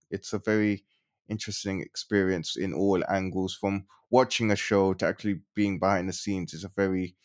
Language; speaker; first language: English; native; English